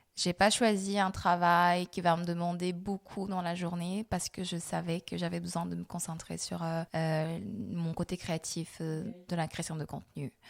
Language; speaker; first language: French; non-native, local second language; Lingala